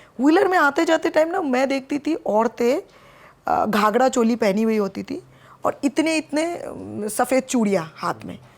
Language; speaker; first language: Hindi; non-native, local second language; Bangla